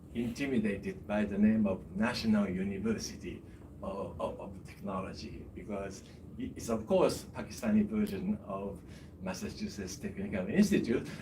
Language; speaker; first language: English; non-native, fluent; Japanese